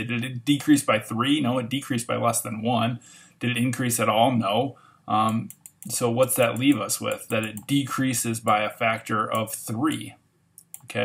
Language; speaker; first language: English; native; English